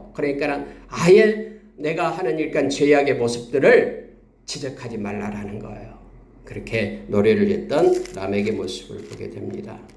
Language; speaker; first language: Korean; native; Korean